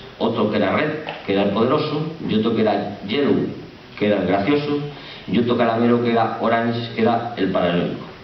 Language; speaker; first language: Spanish; native; Spanish